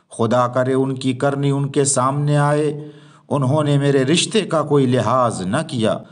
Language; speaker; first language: Hindi; native; Hindi